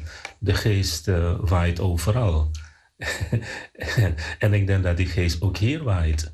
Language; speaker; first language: Dutch; non-native, fluent; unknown